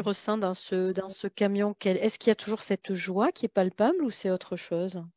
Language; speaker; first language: French; native; French